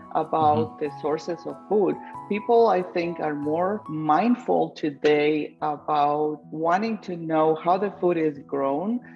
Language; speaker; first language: English; non-native, fluent; Spanish